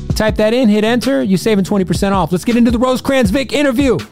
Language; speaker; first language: English; native; English